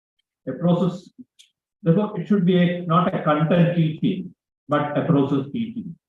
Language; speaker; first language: English; non-native, local second language; Malayalam